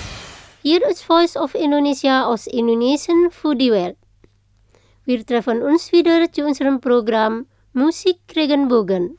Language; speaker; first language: German; non-native, fluent; Indonesian